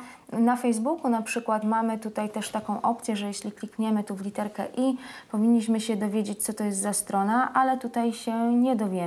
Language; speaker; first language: Polish; native; Polish